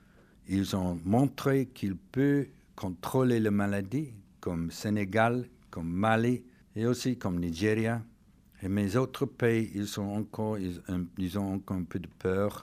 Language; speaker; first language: French; non-native, fluent; English